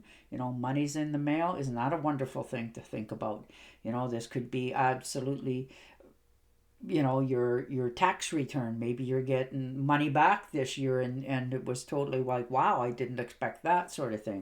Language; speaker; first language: English; native; English